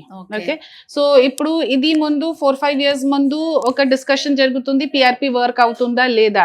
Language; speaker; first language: Telugu; non-native, fluent; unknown